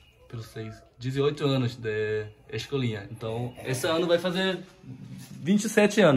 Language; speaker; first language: Portuguese; non-native, learner; German